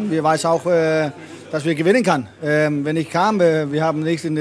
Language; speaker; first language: German; non-native, fluent; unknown